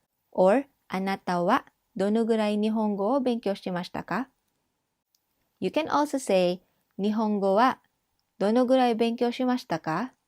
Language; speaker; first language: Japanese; non-native, fluent; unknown